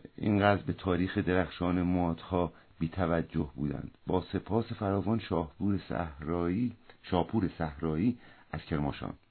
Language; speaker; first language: Persian; native; Persian